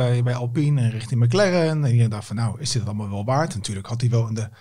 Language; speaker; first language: Dutch; native; Dutch